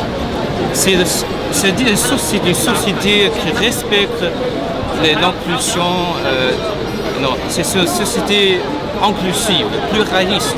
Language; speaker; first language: French; non-native, fluent; Chinese